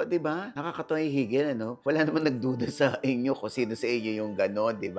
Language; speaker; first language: Filipino; native; Filipino